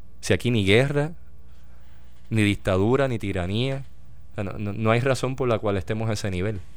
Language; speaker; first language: Spanish; native; Spanish